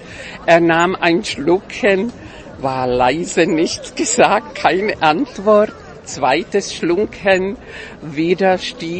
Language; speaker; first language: German; non-native, fluent; Czech